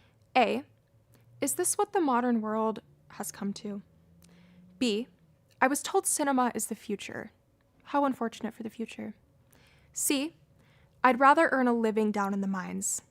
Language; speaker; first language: English; native; English